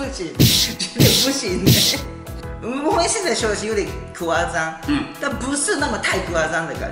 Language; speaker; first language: Chinese; non-native, fluent; Japanese